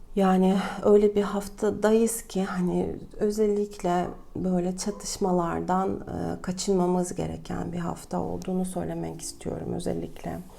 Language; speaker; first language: Turkish; non-native, fluent; Russian